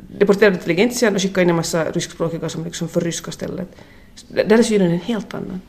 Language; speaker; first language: Swedish; native; Swedish